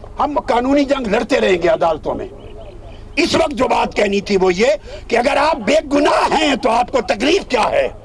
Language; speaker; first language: Urdu; non-native, local second language; Punjabi